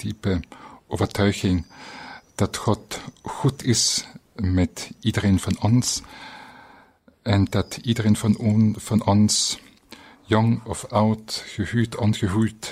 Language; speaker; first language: Dutch; non-native, fluent; German